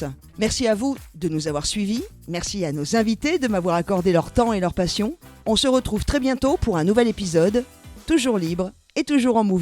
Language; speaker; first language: French; native; French